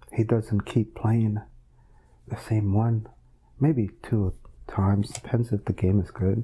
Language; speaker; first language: English; native; English